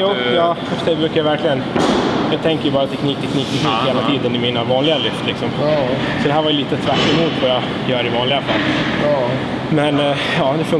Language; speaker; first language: Swedish; native; Swedish